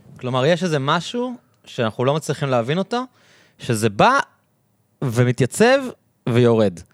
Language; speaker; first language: Hebrew; native; Hebrew